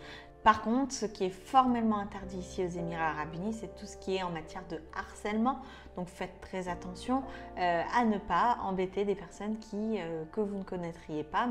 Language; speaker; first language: French; native; French